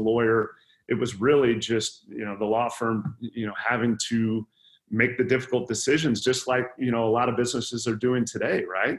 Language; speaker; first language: English; native; English